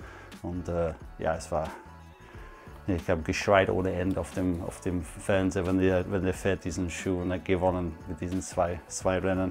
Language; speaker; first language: German; non-native, fluent; English